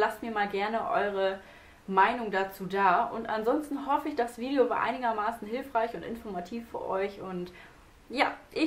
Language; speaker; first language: German; native; German